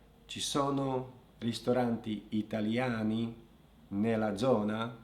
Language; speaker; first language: Italian; non-native, fluent; Slovak